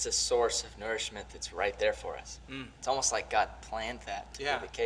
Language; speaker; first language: English; native; English